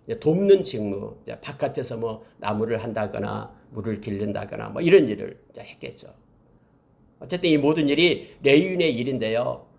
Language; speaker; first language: Korean; native; Korean